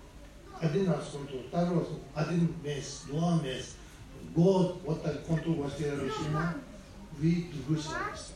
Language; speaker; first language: Russian; non-native, learner; Tibetan